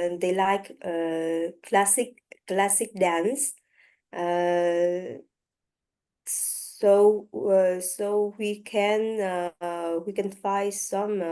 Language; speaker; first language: English; non-native, learner; French